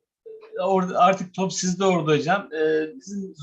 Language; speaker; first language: Turkish; native; Turkish